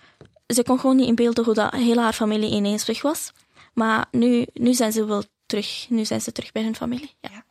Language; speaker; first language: Dutch; early bilingual, other home language; Arabic